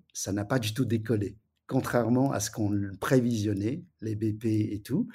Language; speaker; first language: French; early bilingual, other home language; Wu Chinese